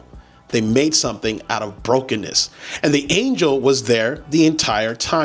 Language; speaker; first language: English; native; English